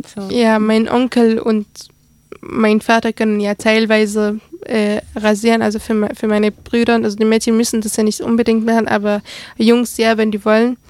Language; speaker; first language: German; early bilingual, other home language; Arabic